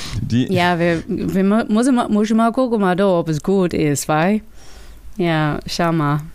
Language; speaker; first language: German; non-native, learner; English